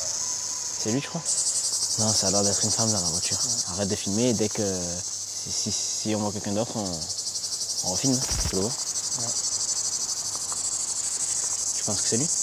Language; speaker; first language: French; native; French